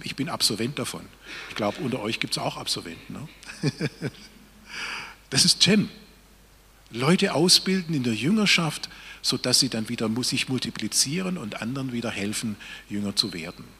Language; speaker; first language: German; native; German